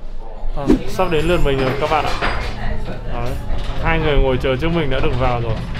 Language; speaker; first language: Vietnamese; native; Vietnamese